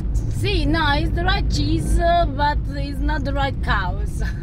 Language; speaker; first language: English; non-native, fluent; Italian